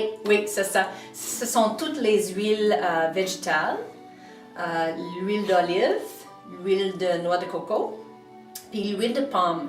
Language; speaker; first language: French; non-native, local second language; English